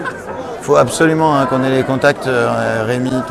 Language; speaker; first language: French; native; French